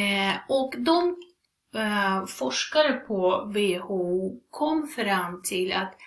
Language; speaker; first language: Swedish; non-native, fluent; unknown